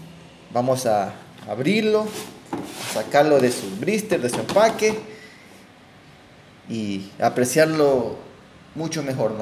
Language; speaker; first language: Spanish; native; Spanish